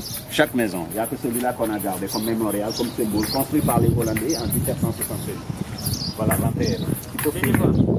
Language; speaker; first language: French; non-native, local second language; Wolof